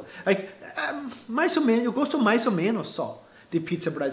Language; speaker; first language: Portuguese; non-native, fluent; English